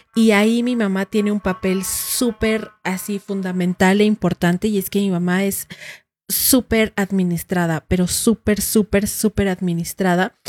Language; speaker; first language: Spanish; native; Spanish